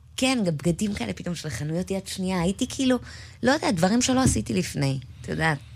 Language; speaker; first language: Hebrew; native; Hebrew